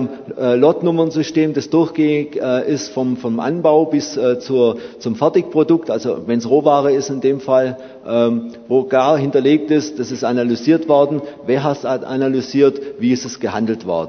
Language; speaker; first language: German; native; German